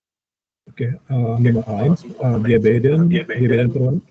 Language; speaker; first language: German; non-native, learner; Indonesian